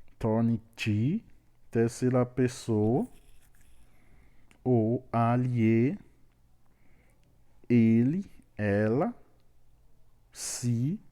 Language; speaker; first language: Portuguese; non-native, learner; Haitian Creole